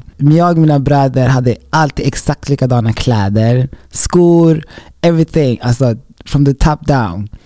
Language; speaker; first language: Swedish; early bilingual, other home language; Rundi